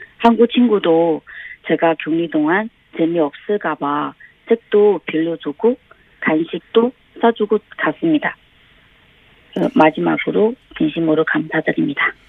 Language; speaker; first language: Korean; non-native, fluent; Chinese